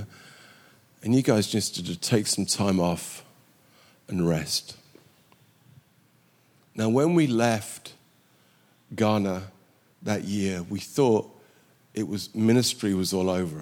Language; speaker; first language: English; native; English